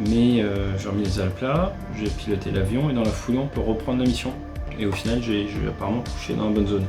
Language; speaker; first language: French; native; French